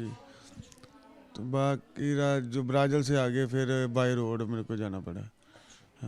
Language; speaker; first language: Hindi; non-native, local second language; Punjabi